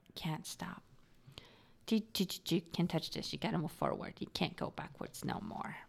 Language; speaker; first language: English; non-native, fluent; Polish